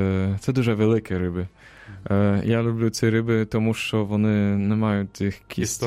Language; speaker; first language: Ukrainian; non-native, fluent; Polish